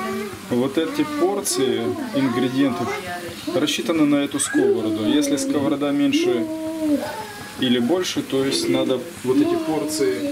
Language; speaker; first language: Russian; native; Russian